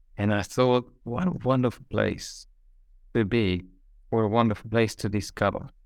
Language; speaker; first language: English; non-native, fluent; Hungarian